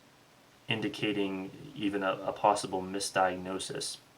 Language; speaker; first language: English; native; English